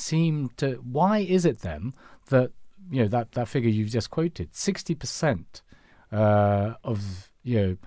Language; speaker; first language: English; non-native, local second language; Cantonese